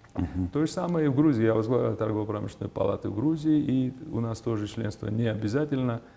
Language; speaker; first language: Russian; non-native, local second language; Georgian